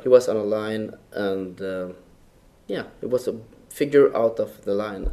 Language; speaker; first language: English; non-native, fluent; Swedish